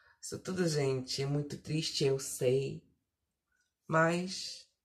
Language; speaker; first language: Portuguese; early bilingual, heritage; Portuguese